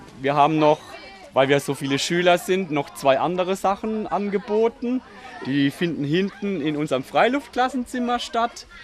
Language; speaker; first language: German; native; German